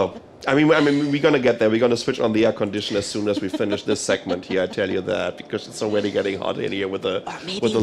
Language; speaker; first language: English; non-native, fluent; German